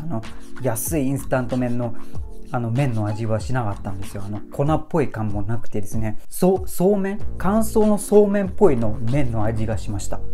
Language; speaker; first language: Japanese; non-native, fluent; Malay